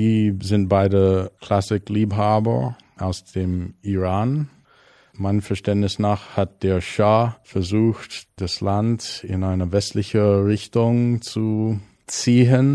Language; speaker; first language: German; non-native, fluent; English